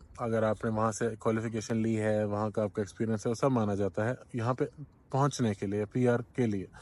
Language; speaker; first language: Urdu; native; Urdu